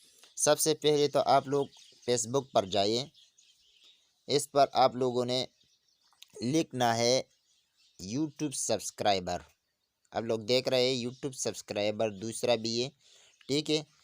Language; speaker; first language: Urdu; non-native, local second language; Pashto